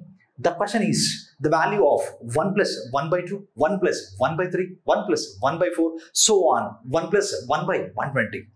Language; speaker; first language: English; non-native, local second language; Telugu